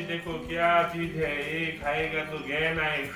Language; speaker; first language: Hindi; non-native, learner; Bangla